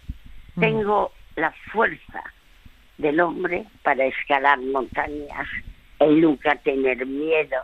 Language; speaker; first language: Spanish; early bilingual, other home language; French